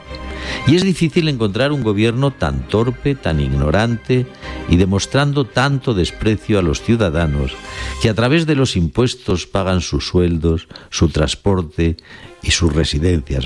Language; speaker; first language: Spanish; native; Spanish